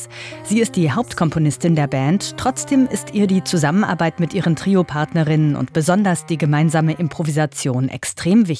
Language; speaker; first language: German; native; German